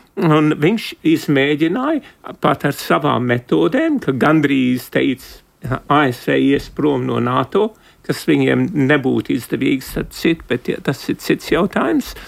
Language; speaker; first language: Latvian; early bilingual, heritage; Latvian